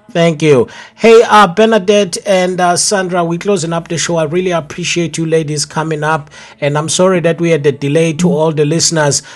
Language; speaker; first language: English; non-native, local second language; Zulu